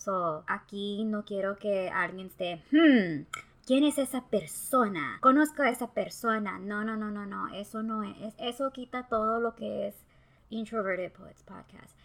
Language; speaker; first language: Spanish; early bilingual, other home language; English